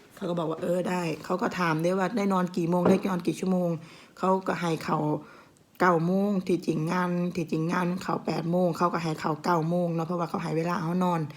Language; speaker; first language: Thai; native; Thai